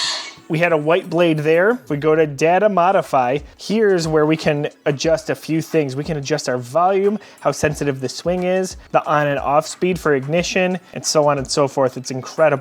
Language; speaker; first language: English; native; English